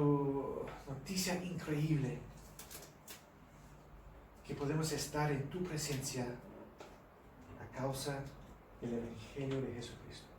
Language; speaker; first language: Spanish; non-native, fluent; English